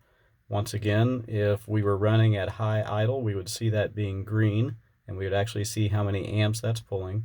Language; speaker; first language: English; native; English